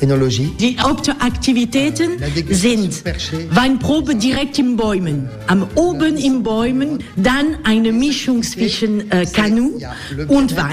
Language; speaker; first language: German; non-native, learner; French